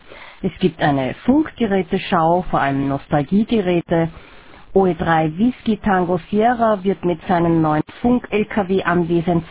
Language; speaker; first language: German; native; German